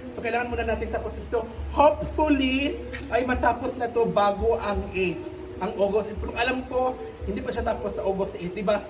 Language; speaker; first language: Filipino; native; Filipino